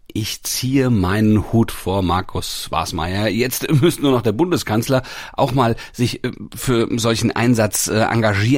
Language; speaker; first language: German; native; German